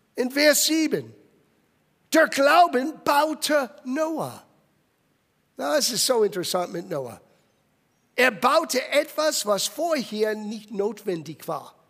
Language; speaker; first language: German; non-native, fluent; English